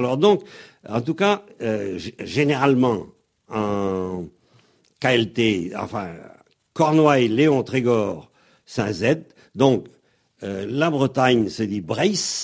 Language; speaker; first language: French; native; French